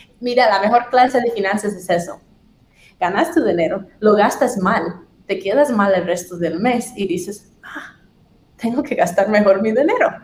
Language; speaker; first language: Spanish; non-native, fluent; English